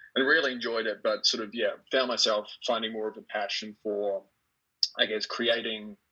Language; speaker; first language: English; native; English